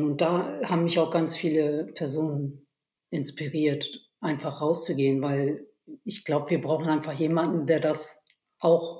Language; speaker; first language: German; early bilingual, other home language; Turkish